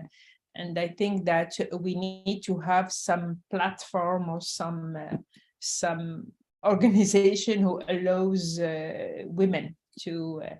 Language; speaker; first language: English; non-native, fluent; French